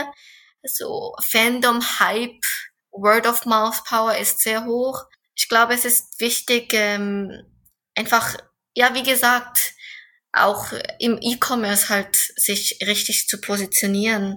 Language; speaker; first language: German; non-native, fluent; Korean